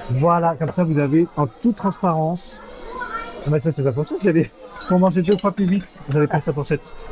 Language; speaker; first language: French; native; French